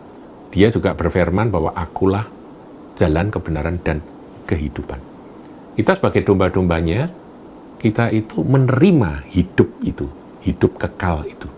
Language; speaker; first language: Indonesian; native; Indonesian